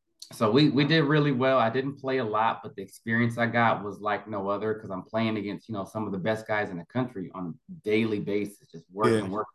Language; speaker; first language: English; native; English